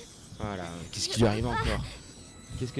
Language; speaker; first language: French; native; French